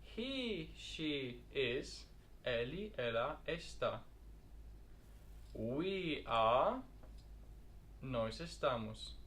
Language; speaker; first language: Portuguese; non-native, fluent; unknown